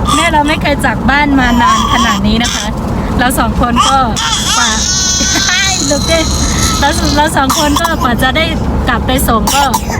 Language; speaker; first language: Thai; non-native, local second language; Shan